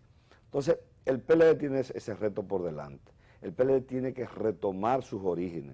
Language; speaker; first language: Spanish; native; Spanish